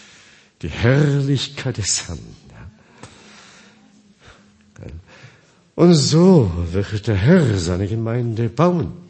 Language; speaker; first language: German; non-native, fluent; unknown